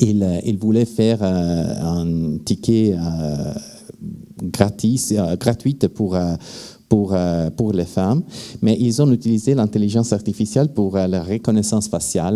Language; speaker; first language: French; non-native, fluent; Italian